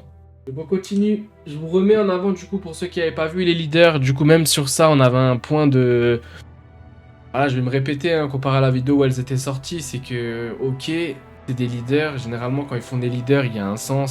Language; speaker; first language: French; native; French